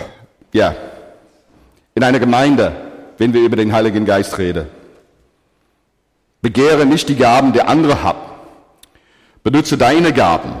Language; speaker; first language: German; non-native, fluent; English